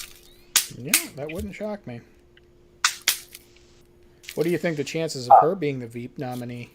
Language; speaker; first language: English; native; English